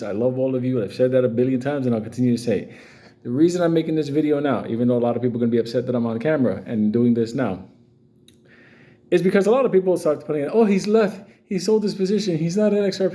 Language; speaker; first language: English; native; English